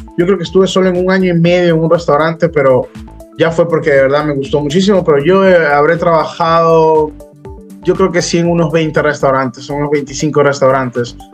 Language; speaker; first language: Spanish; native; Spanish